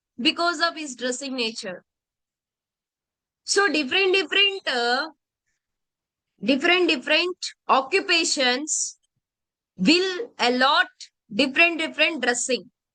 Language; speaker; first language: English; non-native, local second language; Telugu